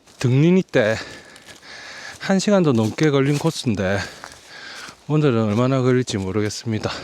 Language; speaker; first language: Korean; native; Korean